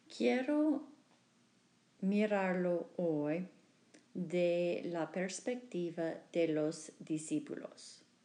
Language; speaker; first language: Spanish; non-native, learner; English